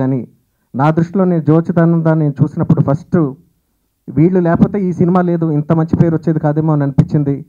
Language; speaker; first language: Telugu; native; Telugu